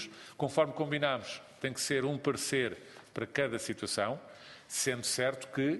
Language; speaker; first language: Portuguese; native; Portuguese